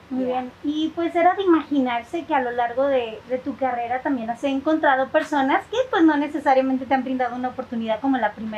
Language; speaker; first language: Spanish; native; Spanish